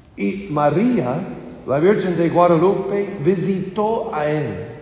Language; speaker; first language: Spanish; non-native, learner; English